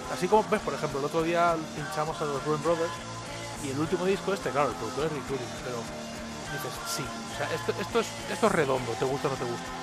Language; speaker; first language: Spanish; native; Spanish